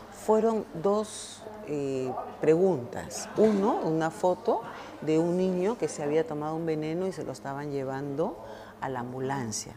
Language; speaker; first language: Spanish; native; Spanish